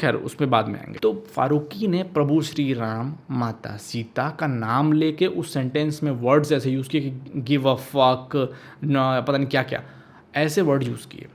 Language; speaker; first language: Hindi; native; Hindi